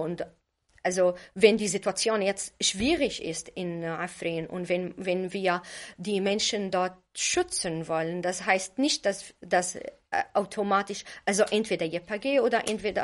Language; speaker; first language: German; non-native, fluent; Arabic